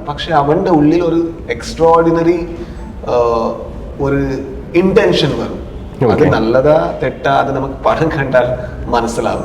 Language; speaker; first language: Malayalam; non-native, local second language; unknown